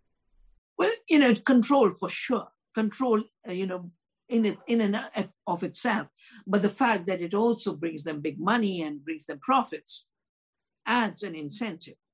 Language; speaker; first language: English; non-native, local second language; Hindi